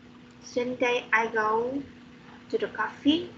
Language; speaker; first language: English; non-native, learner; Vietnamese